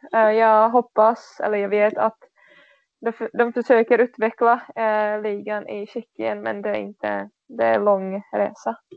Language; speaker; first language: Swedish; non-native, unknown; Czech